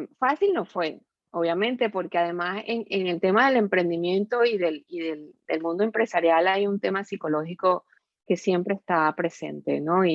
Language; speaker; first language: Spanish; native; Spanish